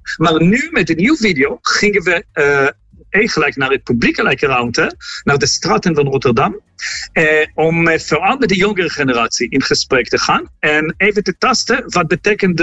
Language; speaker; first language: Dutch; non-native, fluent; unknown